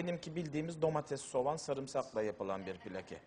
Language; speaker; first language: Turkish; native; Turkish